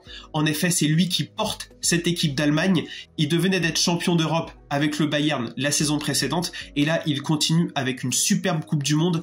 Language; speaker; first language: French; native; French